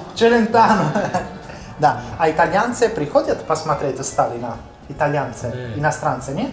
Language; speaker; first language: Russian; non-native, fluent; Italian